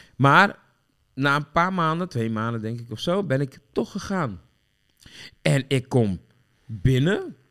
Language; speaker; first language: Dutch; early bilingual, other home language; Sranan Tongo